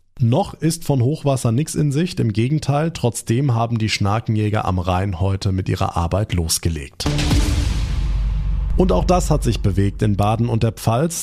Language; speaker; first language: German; native; German